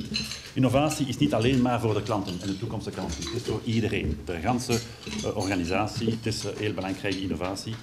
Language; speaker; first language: Dutch; non-native, local second language; French